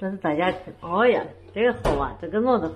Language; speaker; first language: Chinese; native; Chinese